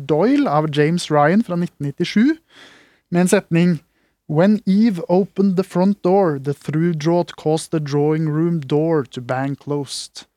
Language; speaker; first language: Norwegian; native; Norwegian